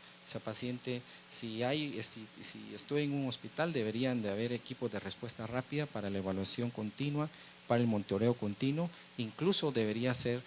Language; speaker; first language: Spanish; native; Spanish